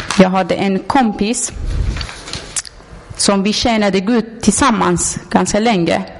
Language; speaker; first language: Swedish; non-native, learner; Persian